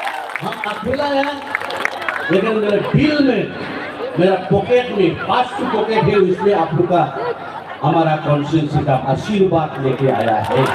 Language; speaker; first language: Hindi; non-native, local second language; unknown